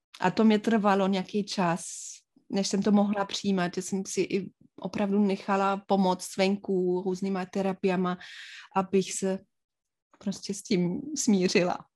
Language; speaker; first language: Czech; non-native, fluent; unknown